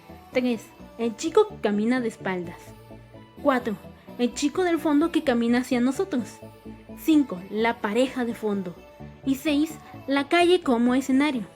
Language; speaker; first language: Spanish; native; Spanish